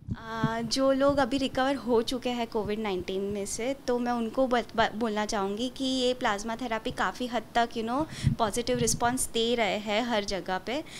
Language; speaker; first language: Hindi; non-native, local second language; Gujarati